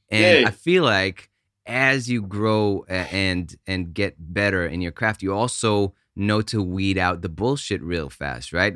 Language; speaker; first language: English; non-native, fluent; Hebrew